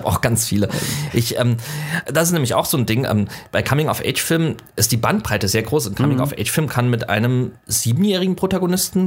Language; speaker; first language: German; native; German